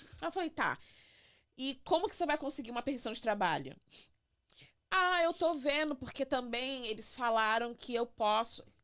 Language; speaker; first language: Portuguese; native; Portuguese